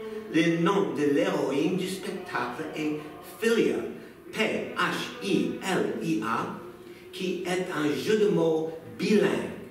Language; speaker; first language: French; non-native, fluent; English